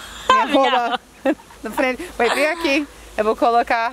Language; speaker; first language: Portuguese; non-native, learner; English